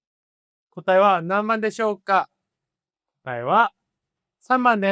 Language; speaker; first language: Japanese; non-native, fluent; Korean